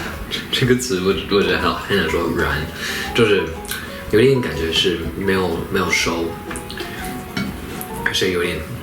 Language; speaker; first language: Chinese; non-native, fluent; English